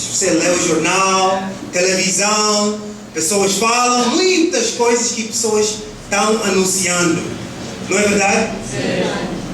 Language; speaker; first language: Portuguese; early bilingual, heritage; Portuguese